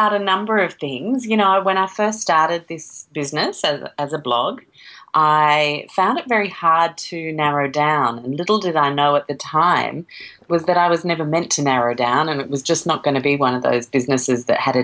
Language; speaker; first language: English; native; English